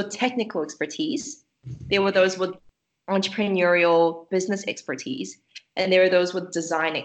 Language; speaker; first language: English; native; English